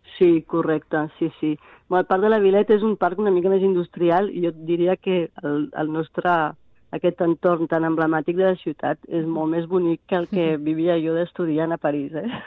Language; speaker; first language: Catalan; non-native, fluent; French